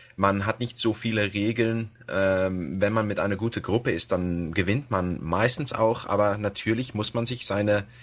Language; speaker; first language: German; early bilingual, heritage; Dutch